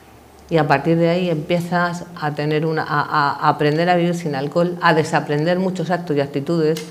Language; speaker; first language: Spanish; native; Spanish